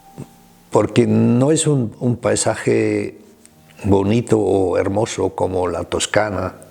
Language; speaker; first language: Spanish; non-native, fluent; German